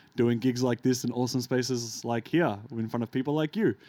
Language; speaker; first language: English; early bilingual, other home language; Arabic